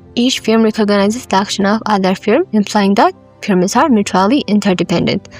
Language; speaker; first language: English; non-native, local second language; Amharic